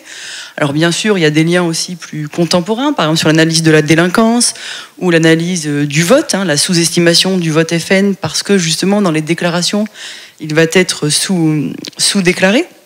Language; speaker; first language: French; native; French